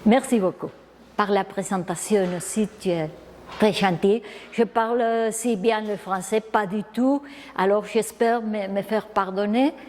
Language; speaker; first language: French; non-native, fluent; Spanish